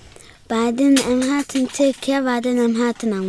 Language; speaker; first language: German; early bilingual, other home language; Kurdish